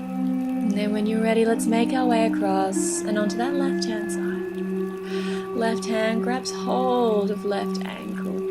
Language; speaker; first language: English; native; English